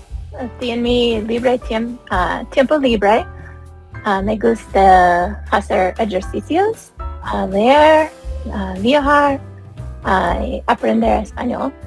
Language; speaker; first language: Spanish; non-native, learner; English